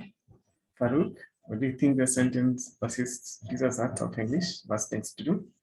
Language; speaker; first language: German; non-native, fluent; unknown